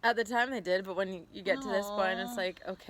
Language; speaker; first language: English; native; English